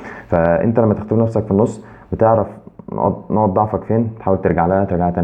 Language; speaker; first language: Arabic; native; Arabic